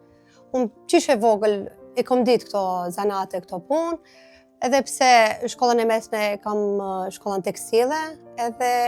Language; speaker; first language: Albanian; native; Albanian